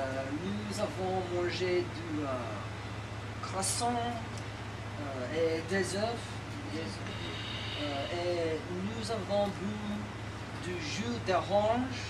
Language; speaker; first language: French; non-native, learner; English